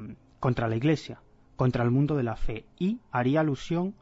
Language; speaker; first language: Spanish; native; Spanish